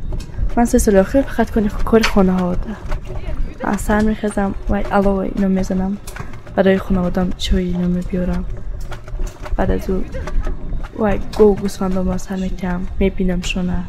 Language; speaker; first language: Persian; non-native, local second language; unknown